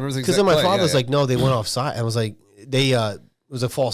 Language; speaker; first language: English; native; English